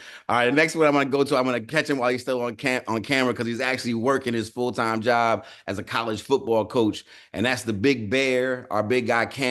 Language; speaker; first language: English; native; English